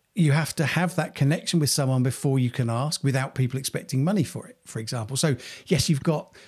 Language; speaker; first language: English; native; English